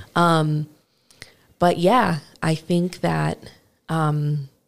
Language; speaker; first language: English; native; English